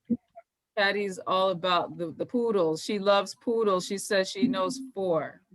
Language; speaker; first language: English; native; English